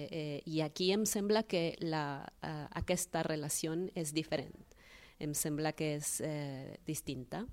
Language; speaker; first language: Catalan; non-native, fluent; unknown